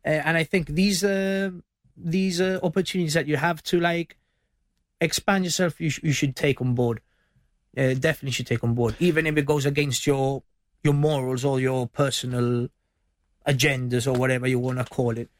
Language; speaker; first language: English; early bilingual, other home language; Spanish